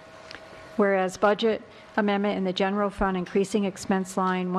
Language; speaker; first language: English; native; English